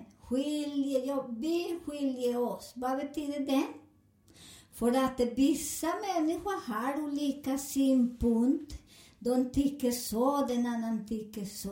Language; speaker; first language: Swedish; non-native, learner; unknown